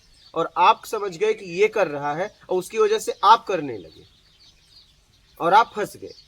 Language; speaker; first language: Hindi; native; Hindi